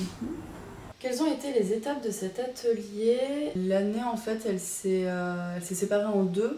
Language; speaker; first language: French; native; French